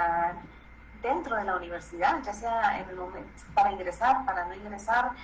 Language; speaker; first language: Spanish; native; Spanish